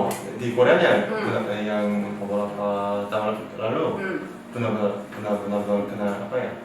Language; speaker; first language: Indonesian; non-native, learner; Korean